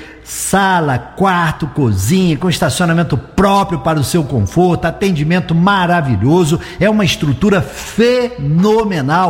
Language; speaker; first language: Portuguese; native; Portuguese